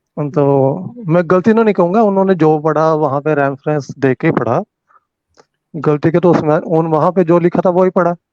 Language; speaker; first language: Hindi; native; Hindi